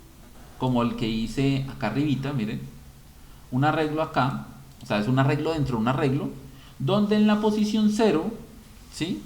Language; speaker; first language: Spanish; native; Spanish